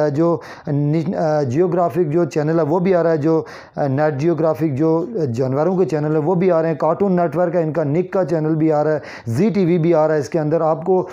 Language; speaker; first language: Urdu; non-native, local second language; Kashmiri